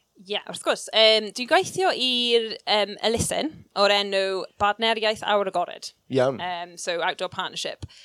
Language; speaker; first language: Welsh; non-native, local second language; English